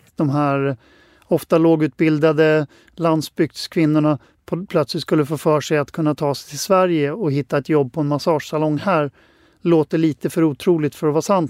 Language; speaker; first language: Swedish; native; Swedish